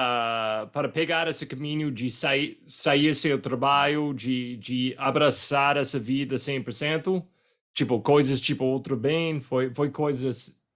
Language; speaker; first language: Portuguese; non-native, fluent; English